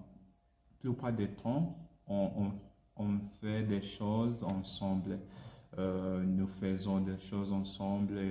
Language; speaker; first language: French; non-native, learner; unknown